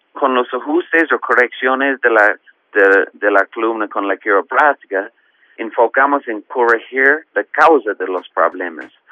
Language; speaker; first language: Spanish; non-native, fluent; English